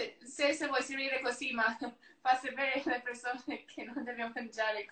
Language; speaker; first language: Italian; non-native, learner; English